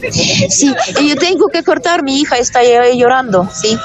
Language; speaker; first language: Spanish; non-native, learner; Ukrainian